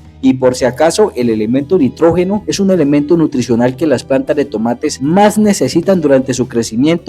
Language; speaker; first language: Spanish; native; Spanish